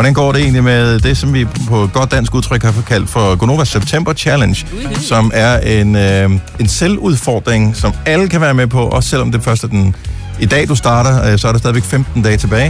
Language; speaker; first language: Danish; native; Danish